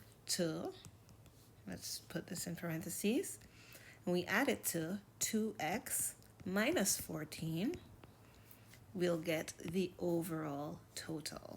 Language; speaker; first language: English; native; English